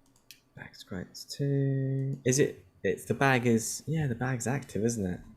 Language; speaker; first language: English; native; English